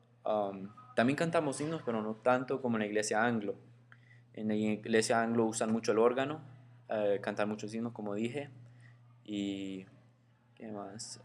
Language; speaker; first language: Spanish; early bilingual, heritage; Spanish